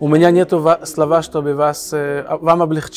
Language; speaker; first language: Russian; non-native, fluent; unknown